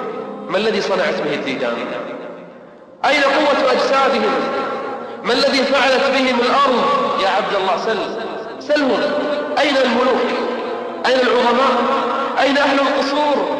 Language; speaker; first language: Arabic; native; Arabic